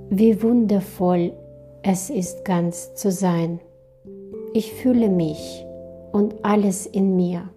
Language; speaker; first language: German; non-native, fluent; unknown